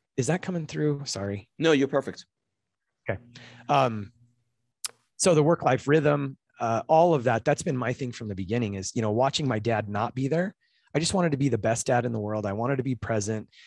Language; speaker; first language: English; native; English